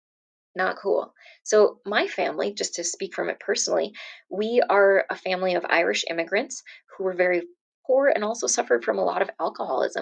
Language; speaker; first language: English; native; English